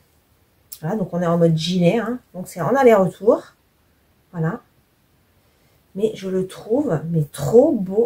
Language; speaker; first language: French; native; French